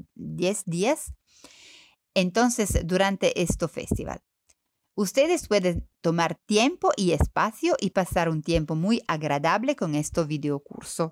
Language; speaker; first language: Spanish; non-native, learner; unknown